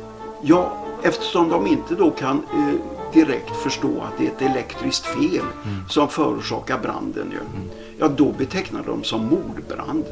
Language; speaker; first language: Swedish; native; Swedish